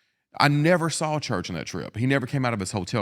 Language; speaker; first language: English; native; English